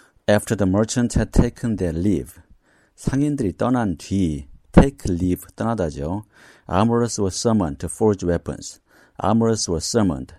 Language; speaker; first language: English; non-native, fluent; Korean